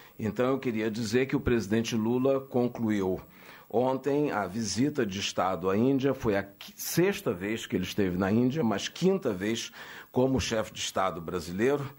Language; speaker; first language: Portuguese; native; Portuguese